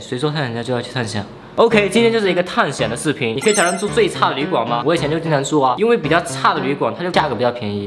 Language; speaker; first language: Chinese; native; Chinese